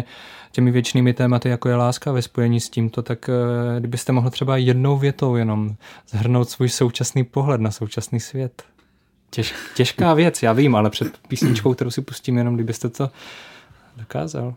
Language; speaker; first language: Czech; native; Czech